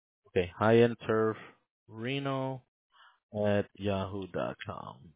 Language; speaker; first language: English; early bilingual, other home language; Spanish